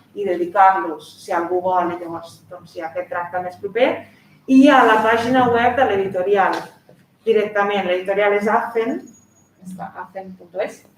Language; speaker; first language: Catalan; non-native, fluent; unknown